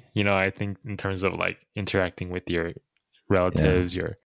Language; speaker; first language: English; early bilingual, other home language; Chinese